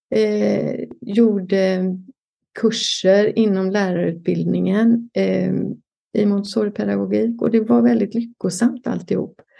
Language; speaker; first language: Swedish; native; Swedish